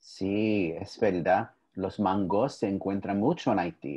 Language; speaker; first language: Spanish; early bilingual, heritage; English